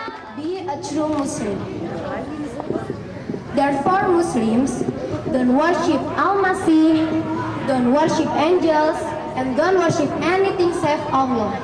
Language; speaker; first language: English; non-native, learner; Indonesian